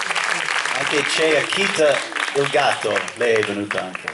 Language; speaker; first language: Italian; non-native, fluent; English